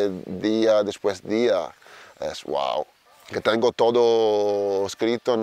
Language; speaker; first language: Spanish; non-native, learner; Italian